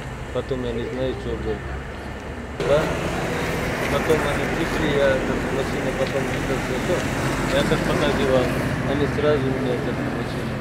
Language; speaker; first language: Russian; non-native, learner; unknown